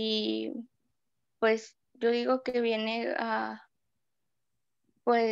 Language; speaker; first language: Spanish; native; Spanish